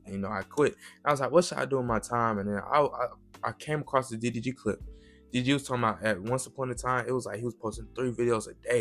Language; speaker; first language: English; native; English